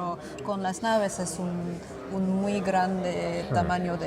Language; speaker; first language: Spanish; non-native, fluent; French